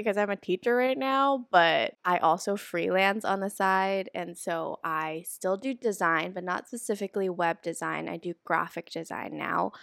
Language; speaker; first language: English; early bilingual, other home language; Vietnamese